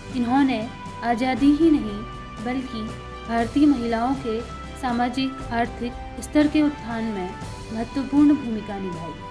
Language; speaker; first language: Hindi; native; Hindi